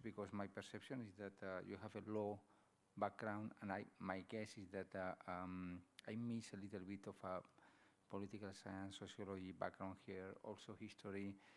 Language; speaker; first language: English; non-native, fluent; Spanish